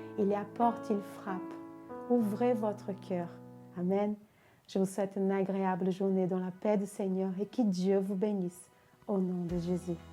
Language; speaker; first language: French; non-native, fluent; Portuguese